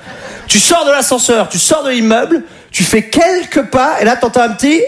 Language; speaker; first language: French; native; French